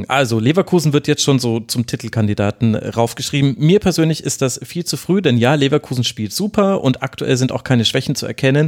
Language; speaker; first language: German; native; German